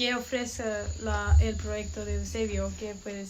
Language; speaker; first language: Spanish; non-native, learner; English